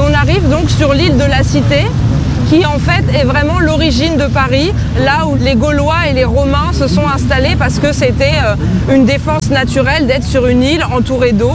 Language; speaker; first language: French; native; French